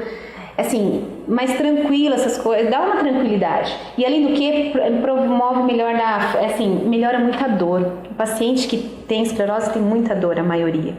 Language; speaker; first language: Portuguese; native; Portuguese